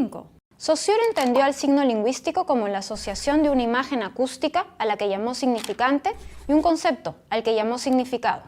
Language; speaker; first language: Spanish; native; Spanish